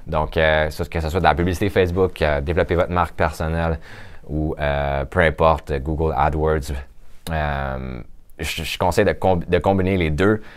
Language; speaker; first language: French; native; French